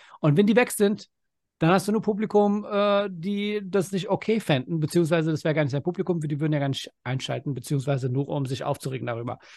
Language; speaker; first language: German; early bilingual, other home language; Persian